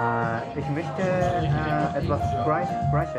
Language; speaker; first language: German; non-native, learner; Japanese